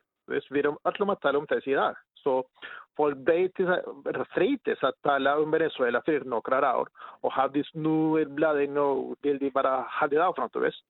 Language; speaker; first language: Icelandic; non-native, learner; Spanish